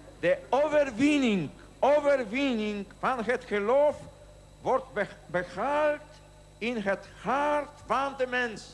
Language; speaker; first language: Dutch; non-native, learner; Polish